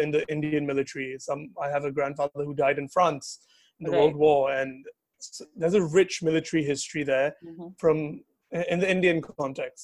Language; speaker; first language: English; native; English